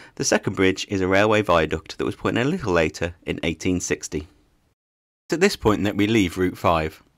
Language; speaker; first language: English; native; English